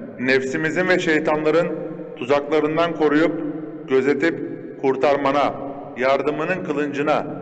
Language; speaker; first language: Turkish; native; Turkish